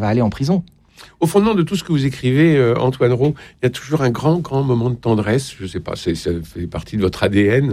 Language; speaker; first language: French; native; French